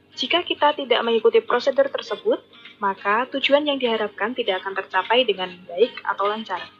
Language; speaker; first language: Indonesian; native; Indonesian